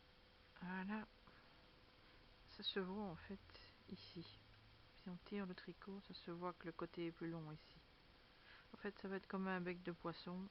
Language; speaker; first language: French; native; French